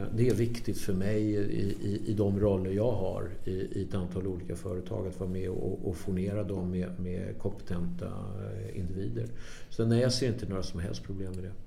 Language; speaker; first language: Swedish; native; Swedish